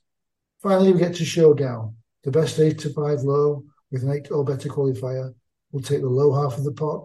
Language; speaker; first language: English; native; English